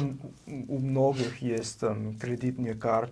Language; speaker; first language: Russian; non-native, fluent; English